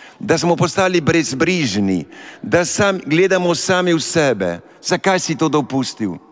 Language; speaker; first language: Slovenian; early bilingual, heritage; Slovenian